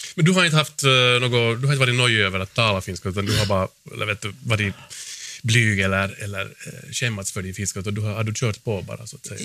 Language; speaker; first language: Swedish; native; Swedish